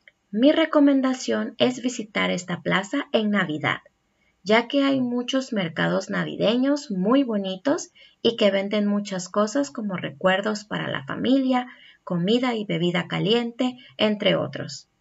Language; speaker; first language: Spanish; native; Spanish